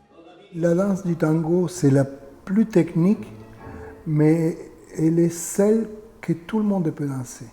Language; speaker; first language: French; non-native, fluent; Spanish